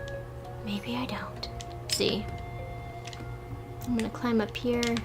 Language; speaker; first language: English; native; English